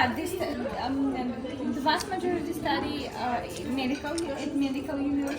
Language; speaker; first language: English; non-native, fluent; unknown